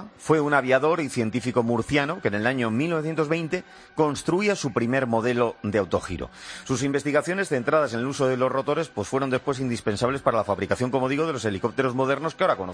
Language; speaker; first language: Spanish; native; Spanish